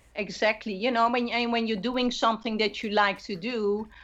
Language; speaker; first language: English; non-native, fluent; Dutch